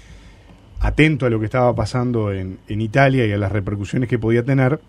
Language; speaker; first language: Spanish; native; Spanish